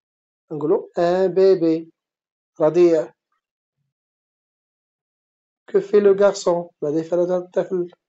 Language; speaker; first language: French; non-native, fluent; Arabic